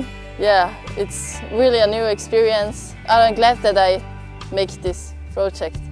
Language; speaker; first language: English; non-native, learner; German